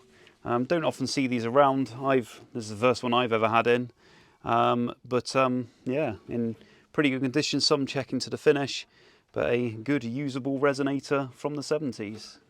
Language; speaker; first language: English; native; English